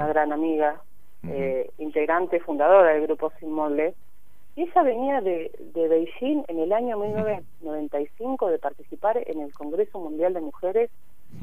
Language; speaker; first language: Spanish; native; Spanish